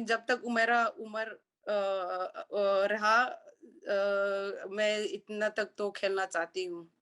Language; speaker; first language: Hindi; non-native, local second language; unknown